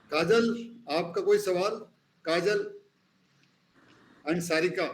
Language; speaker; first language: Hindi; native; Hindi